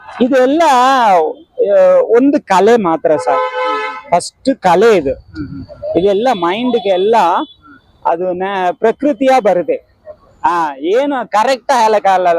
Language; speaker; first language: Kannada; non-native, local second language; Tamil